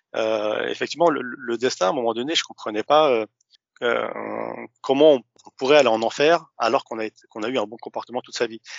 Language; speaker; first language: French; early bilingual, other home language; Arabic